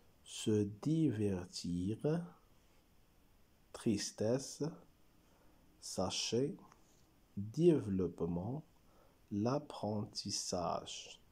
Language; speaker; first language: French; non-native, local second language; Arabic